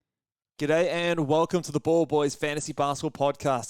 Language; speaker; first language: English; native; English